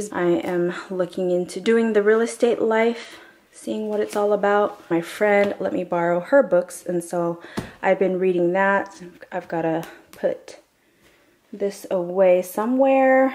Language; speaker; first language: English; native; English